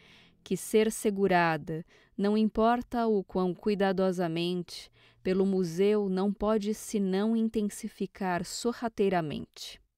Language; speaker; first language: Portuguese; native; Portuguese